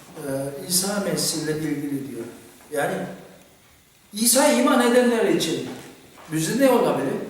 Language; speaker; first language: Turkish; non-native, fluent; Korean